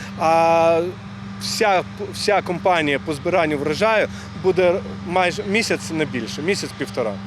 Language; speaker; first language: Ukrainian; native; Ukrainian